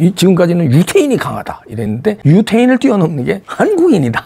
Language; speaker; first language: Korean; native; Korean